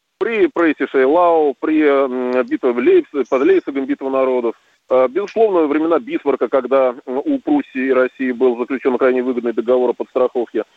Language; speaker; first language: Russian; native; Russian